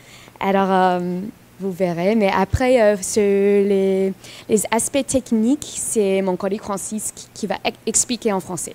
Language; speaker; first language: French; non-native, fluent; English